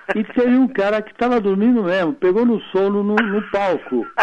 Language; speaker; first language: Portuguese; early bilingual, other home language; Italian